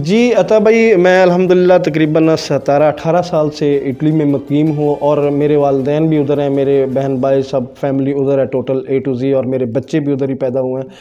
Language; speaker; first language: Urdu; non-native, local second language; Punjabi